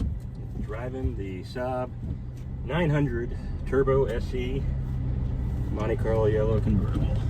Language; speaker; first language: English; native; English